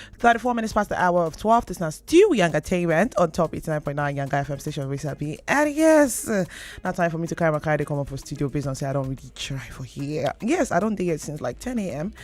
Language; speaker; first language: Nigerian Pidgin; native; Nigerian Pidgin